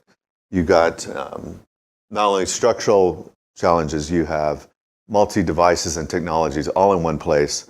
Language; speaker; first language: English; native; English